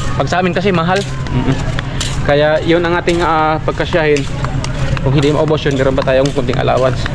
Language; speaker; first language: Filipino; non-native, local second language; Cebuano